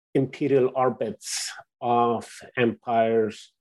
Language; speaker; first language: English; non-native, local second language; Urdu